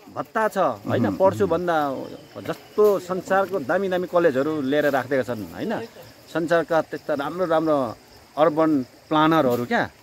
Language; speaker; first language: Nepali; native; Nepali